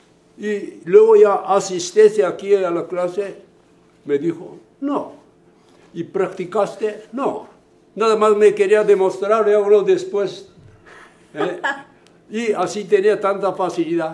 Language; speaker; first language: Spanish; non-native, fluent; Japanese